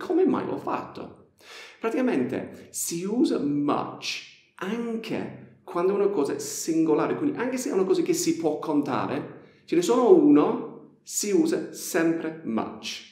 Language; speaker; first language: Italian; non-native, fluent; English